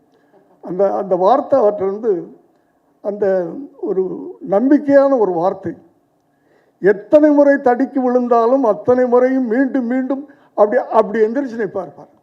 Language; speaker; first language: Tamil; native; Tamil